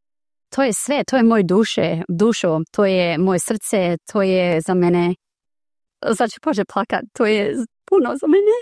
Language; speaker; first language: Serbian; early bilingual, heritage; Croatian